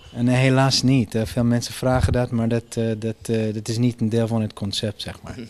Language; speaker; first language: Dutch; non-native, fluent; English